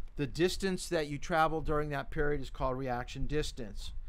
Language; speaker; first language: English; native; English